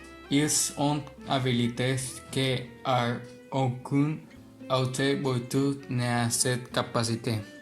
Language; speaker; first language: French; non-native, learner; Spanish